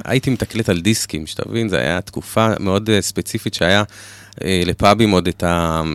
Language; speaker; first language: Hebrew; native; Hebrew